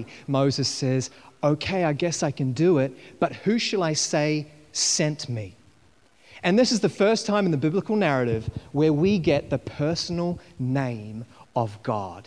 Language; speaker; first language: English; native; English